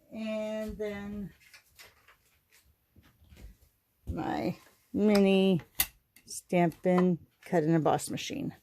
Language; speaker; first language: English; native; English